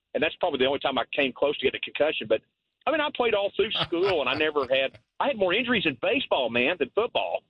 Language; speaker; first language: English; native; English